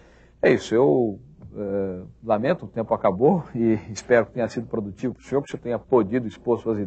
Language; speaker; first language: Portuguese; native; Portuguese